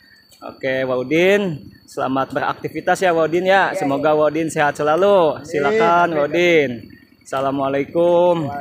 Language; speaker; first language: Indonesian; native; Indonesian